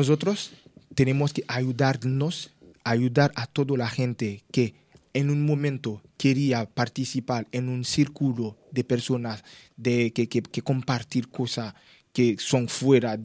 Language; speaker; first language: Spanish; non-native, learner; Haitian Creole